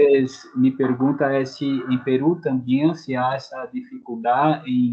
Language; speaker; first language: Spanish; non-native, fluent; Portuguese